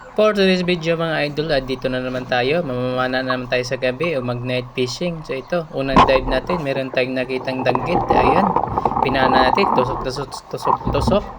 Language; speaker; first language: Filipino; non-native, local second language; Cebuano